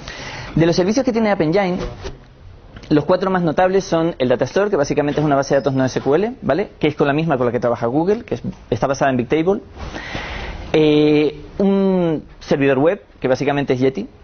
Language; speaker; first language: Spanish; native; Spanish